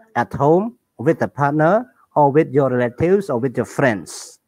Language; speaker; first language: English; non-native, learner; Khmer